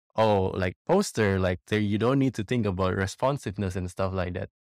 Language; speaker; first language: English; non-native, fluent; Indonesian